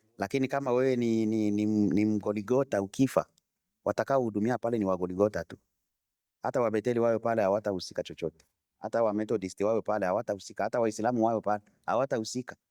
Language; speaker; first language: Swahili; non-native, local second language; Bembe